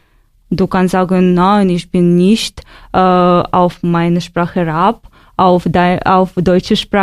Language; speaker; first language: German; non-native, learner; Ukrainian